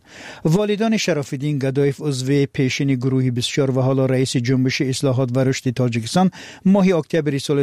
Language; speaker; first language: Persian; native; Persian